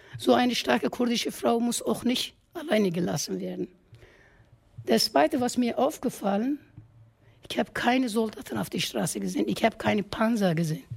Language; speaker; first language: German; non-native, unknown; Kurdish